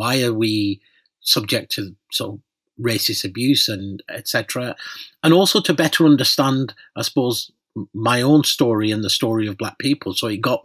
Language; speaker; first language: English; native; English